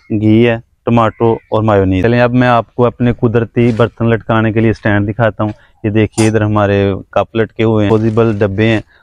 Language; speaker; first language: Urdu; native; Urdu